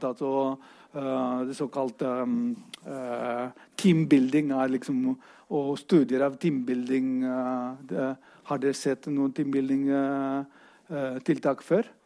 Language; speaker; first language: Norwegian; non-native, fluent; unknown